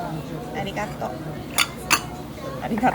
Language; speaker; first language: Japanese; non-native, learner; Korean